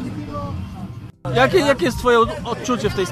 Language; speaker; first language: Polish; native; Polish